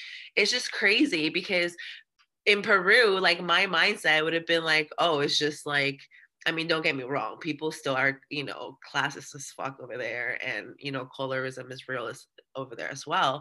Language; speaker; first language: English; early bilingual, other home language; Spanish